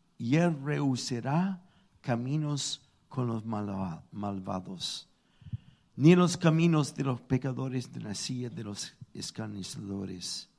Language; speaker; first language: Spanish; non-native, fluent; English